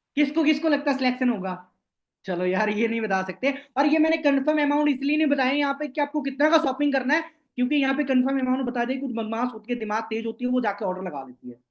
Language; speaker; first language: Hindi; non-native, local second language; Bangla